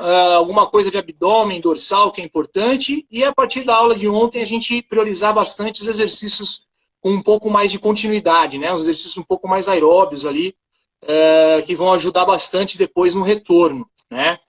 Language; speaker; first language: Portuguese; native; Portuguese